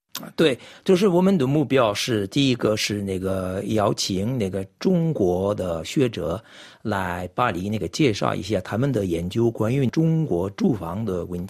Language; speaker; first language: Chinese; non-native, fluent; French